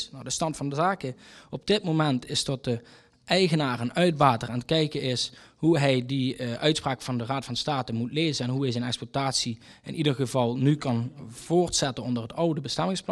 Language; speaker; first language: Dutch; native; Dutch